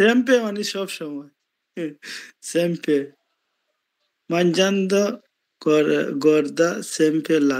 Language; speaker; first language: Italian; non-native, learner; Bangla